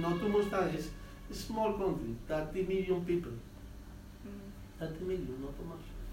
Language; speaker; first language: English; non-native, learner; Spanish